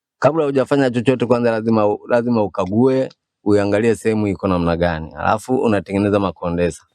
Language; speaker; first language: Swahili; non-native, local second language; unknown